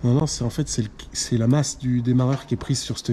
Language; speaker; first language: French; native; French